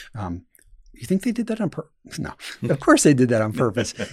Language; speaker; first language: English; native; English